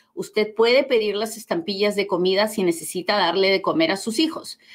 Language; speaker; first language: Spanish; native; Spanish